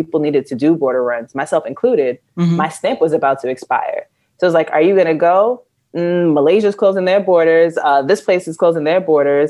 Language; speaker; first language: English; native; English